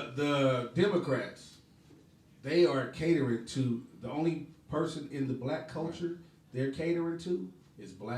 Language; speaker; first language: English; native; English